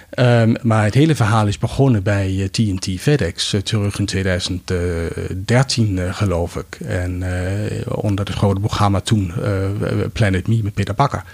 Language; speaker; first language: Dutch; non-native, fluent; Danish